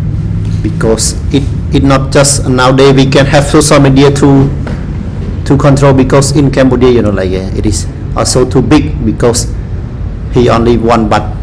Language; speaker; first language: English; non-native, learner; Khmer